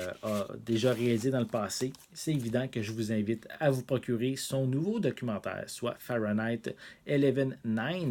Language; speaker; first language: French; native; French